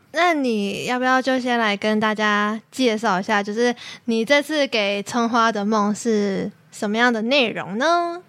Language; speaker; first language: Chinese; native; Chinese